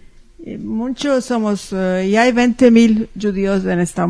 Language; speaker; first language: Spanish; early bilingual, heritage; Ladino